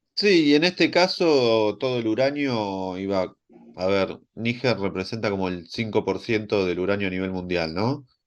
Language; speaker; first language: Spanish; native; Spanish